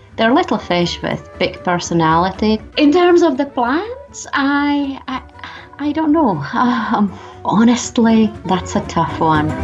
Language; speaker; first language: English; non-native, fluent; Czech